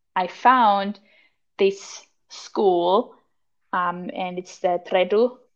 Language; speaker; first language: English; non-native, fluent; German